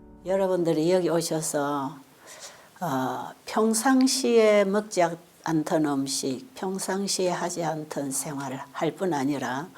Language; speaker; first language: Korean; native; Korean